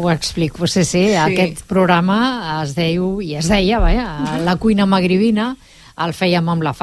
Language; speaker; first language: Catalan; native; Catalan